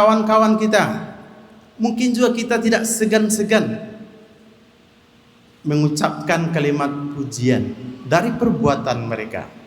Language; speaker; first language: Indonesian; native; Indonesian